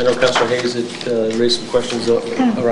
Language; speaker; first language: English; native; English